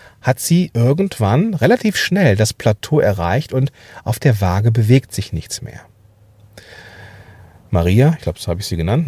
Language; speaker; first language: German; native; German